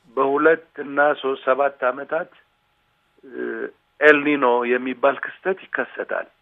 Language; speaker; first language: Amharic; non-native, local second language; Tigrinya